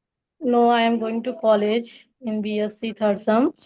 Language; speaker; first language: English; non-native, learner; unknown